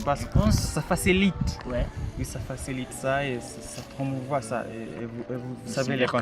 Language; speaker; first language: French; non-native, learner; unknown